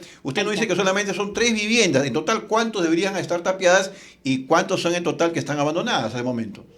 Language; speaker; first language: Spanish; native; Spanish